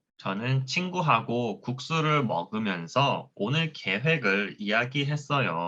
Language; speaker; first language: Korean; non-native, fluent; Thai